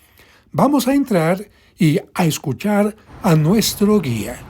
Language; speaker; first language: Spanish; native; Spanish